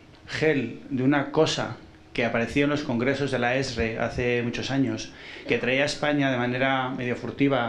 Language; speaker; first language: Spanish; native; Spanish